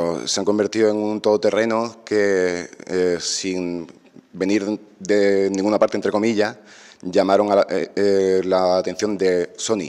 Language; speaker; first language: Spanish; native; Spanish